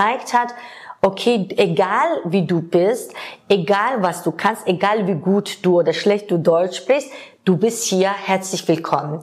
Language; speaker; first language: German; non-native, fluent; Georgian